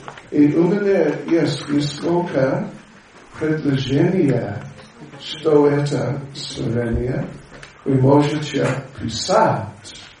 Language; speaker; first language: Russian; non-native, learner; English